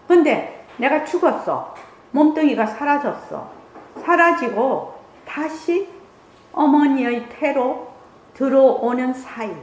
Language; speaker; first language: Korean; native; Korean